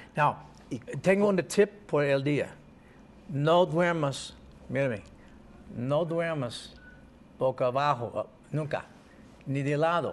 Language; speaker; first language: Spanish; non-native, learner; English